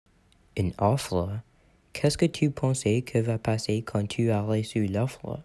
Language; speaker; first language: French; non-native, learner; English